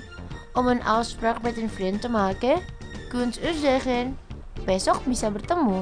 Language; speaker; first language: Dutch; non-native, learner; Indonesian